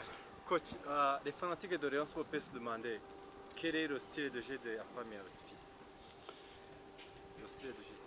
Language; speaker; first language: French; non-native, local second language; Kinyarwanda